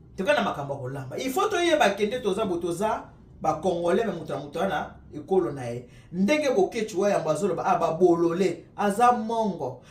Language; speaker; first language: Lingala; non-native, local second language; Luba-Lulua